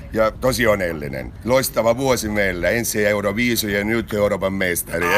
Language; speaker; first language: Finnish; non-native, learner; Italian